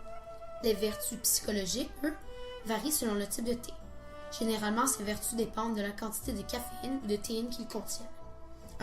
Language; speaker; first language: French; native; French